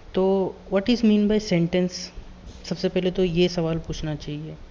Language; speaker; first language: Hindi; non-native, local second language; Marathi